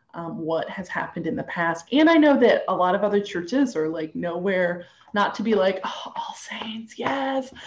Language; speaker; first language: English; native; English